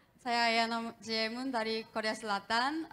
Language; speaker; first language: Indonesian; non-native, fluent; Korean